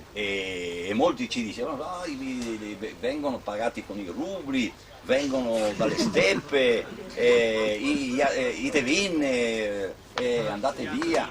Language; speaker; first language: Italian; non-native, local second language; Sicilian